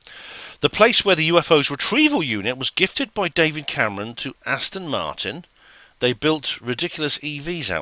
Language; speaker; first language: English; native; English